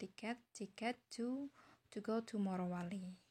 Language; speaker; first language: English; non-native, fluent; Indonesian